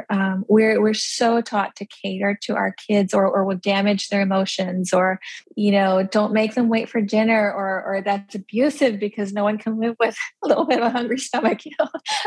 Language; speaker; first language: English; early bilingual, other home language; Pennsylvania German